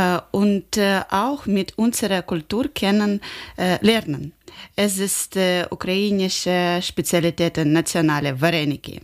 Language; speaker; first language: German; non-native, learner; Ukrainian